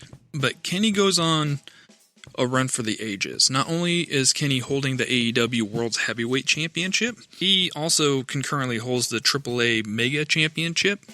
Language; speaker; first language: English; native; English